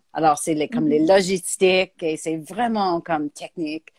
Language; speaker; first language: French; native; French